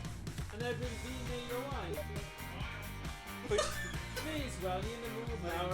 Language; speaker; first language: Welsh; native; Welsh